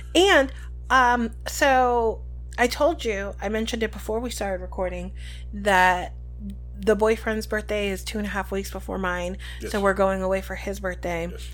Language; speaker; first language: English; early bilingual, other home language; Spanish